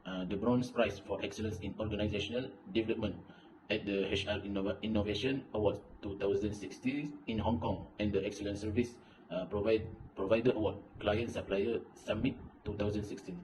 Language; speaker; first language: English; non-native, local second language; Malay